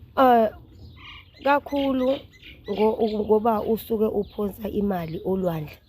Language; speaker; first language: Zulu; native; Zulu